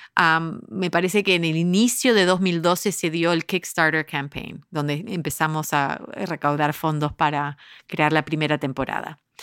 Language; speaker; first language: Spanish; early bilingual, heritage; Spanish